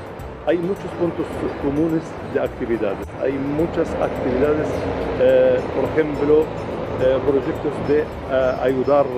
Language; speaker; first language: Spanish; non-native, fluent; Arabic